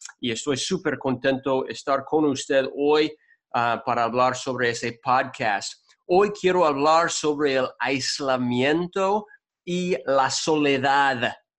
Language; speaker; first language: Spanish; non-native, fluent; English